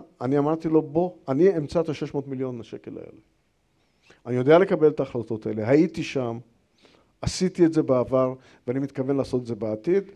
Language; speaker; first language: Hebrew; early bilingual, other home language; Persian